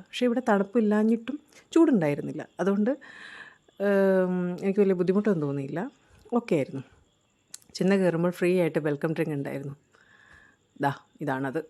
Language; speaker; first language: Malayalam; native; Malayalam